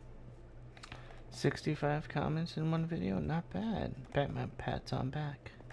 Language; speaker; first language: English; early bilingual, other home language; Spanish